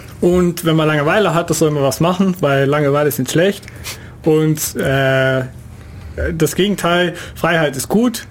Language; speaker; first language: German; non-native, fluent; Dutch